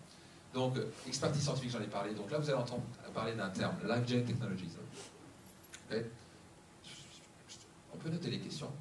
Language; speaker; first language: French; native; French